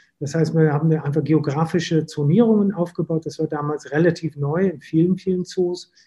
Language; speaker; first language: German; non-native, fluent; English